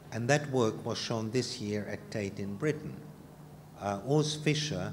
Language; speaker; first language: English; non-native, fluent; Hungarian